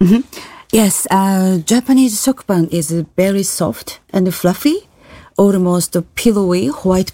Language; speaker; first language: English; non-native, fluent; Japanese